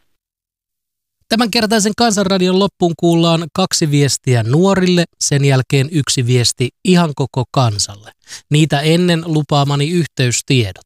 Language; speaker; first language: Finnish; native; Finnish